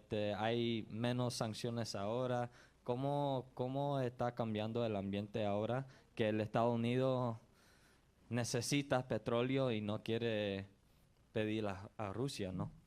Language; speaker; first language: Spanish; non-native, fluent; English